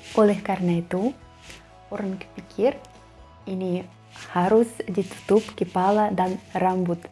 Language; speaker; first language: Indonesian; non-native, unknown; Russian